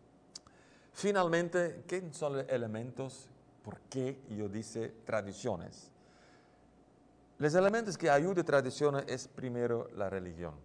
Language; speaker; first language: Spanish; non-native, learner; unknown